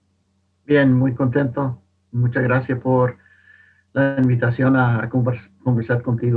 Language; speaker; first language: Spanish; non-native, fluent; English